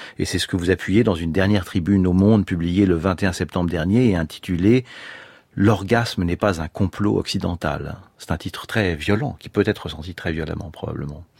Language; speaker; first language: French; native; French